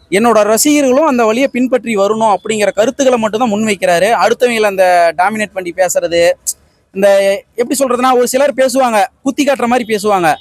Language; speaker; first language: Tamil; native; Tamil